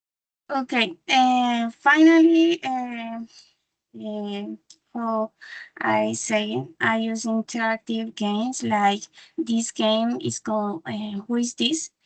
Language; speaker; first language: English; non-native, learner; Spanish